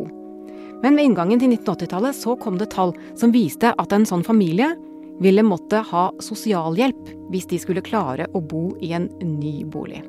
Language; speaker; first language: Norwegian; native; Norwegian